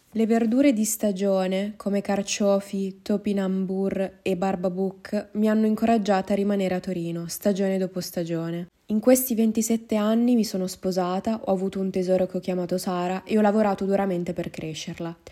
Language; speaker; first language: Italian; non-native, fluent; Japanese